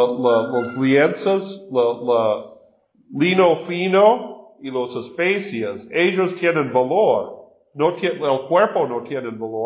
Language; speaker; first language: Spanish; non-native, learner; English